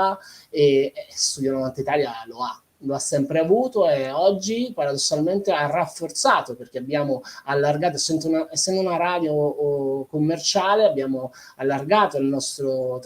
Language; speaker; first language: Italian; native; Italian